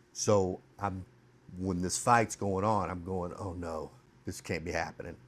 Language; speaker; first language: English; native; English